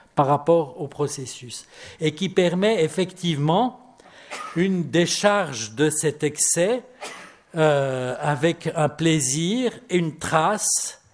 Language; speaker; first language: French; native; French